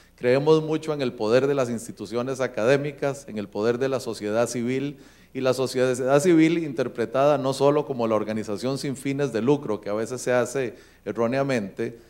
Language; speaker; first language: Spanish; native; Spanish